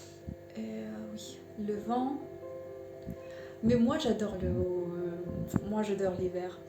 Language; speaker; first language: French; non-native, learner; Russian